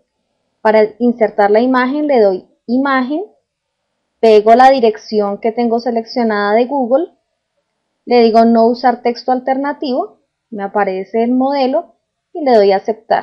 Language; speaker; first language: Spanish; native; Spanish